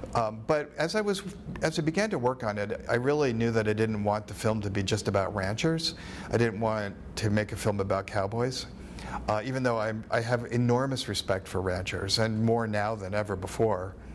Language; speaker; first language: English; native; English